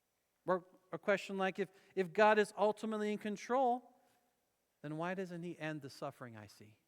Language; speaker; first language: English; native; English